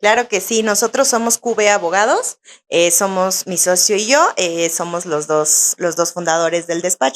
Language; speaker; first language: Spanish; native; Spanish